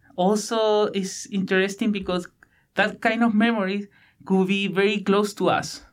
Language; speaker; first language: English; non-native, learner; Spanish